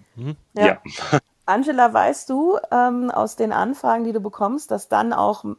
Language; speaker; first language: German; native; German